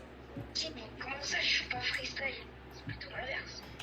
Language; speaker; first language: French; native; French